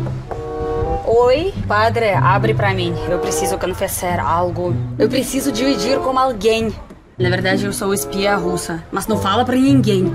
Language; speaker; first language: Portuguese; non-native, fluent; Russian